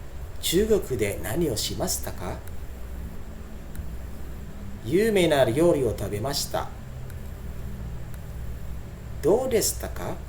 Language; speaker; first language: Japanese; non-native, fluent; Indonesian